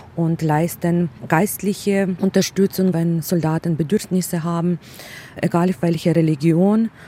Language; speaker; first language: German; non-native, fluent; Ukrainian